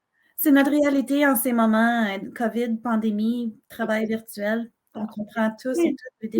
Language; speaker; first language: French; native; French